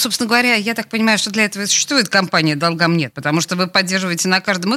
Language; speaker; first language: Russian; native; Russian